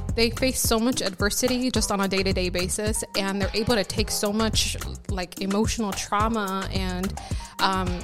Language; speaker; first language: English; early bilingual, other home language; Spanish